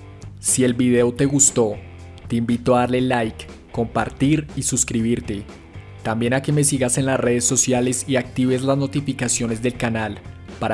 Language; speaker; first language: Spanish; native; Spanish